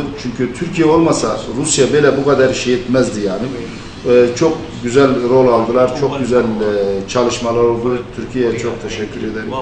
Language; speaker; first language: Turkish; non-native, fluent; Arabic